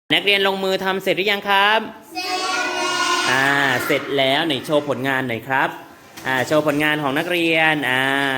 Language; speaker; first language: Thai; non-native, local second language; Northern Khmer